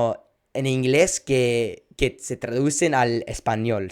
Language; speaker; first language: Spanish; non-native, fluent; English